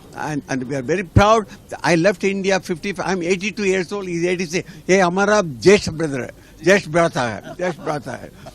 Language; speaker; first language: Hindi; non-native, local second language; Gujarati